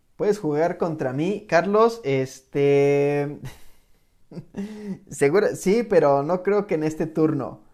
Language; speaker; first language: Spanish; native; Spanish